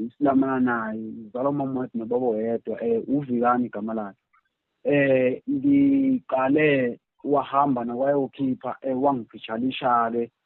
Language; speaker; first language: Zulu; native; Zulu